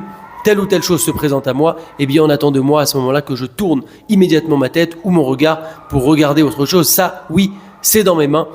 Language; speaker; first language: French; native; French